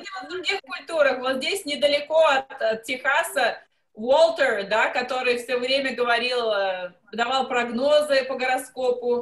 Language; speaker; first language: Russian; native; Russian